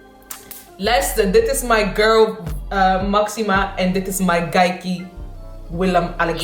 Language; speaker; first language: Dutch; non-native, learner; English